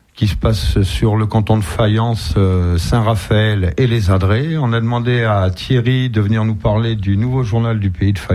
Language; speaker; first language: French; native; French